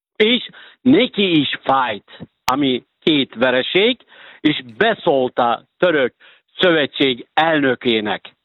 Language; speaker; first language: Hungarian; non-native, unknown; Turkish